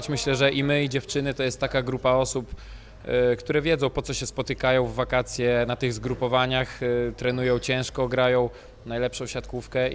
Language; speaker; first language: Polish; native; Polish